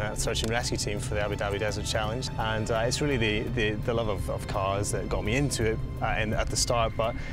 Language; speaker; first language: English; native; English